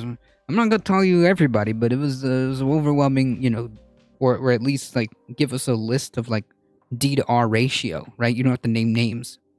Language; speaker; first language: English; native; English